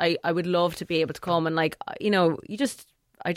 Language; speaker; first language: English; native; English